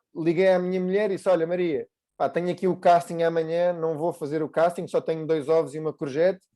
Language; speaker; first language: Portuguese; native; Portuguese